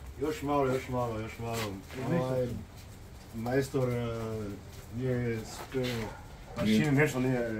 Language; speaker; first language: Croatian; non-native, learner; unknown